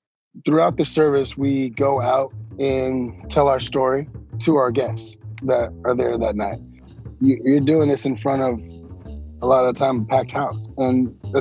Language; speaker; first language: English; native; English